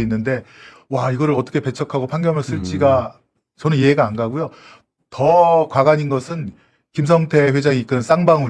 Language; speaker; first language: Korean; native; Korean